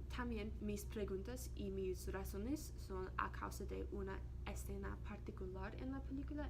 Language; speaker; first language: Spanish; non-native, learner; English